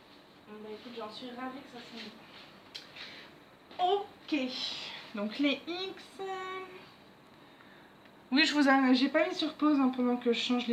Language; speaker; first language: French; native; French